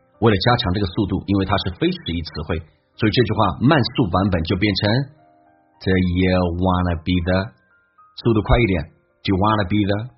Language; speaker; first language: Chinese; native; Chinese